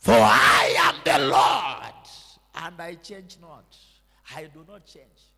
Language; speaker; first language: English; non-native, local second language; Swahili